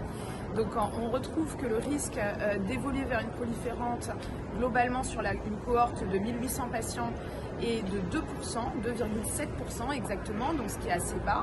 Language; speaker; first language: French; native; French